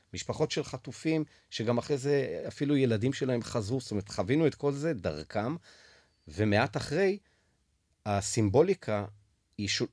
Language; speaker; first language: Hebrew; native; Hebrew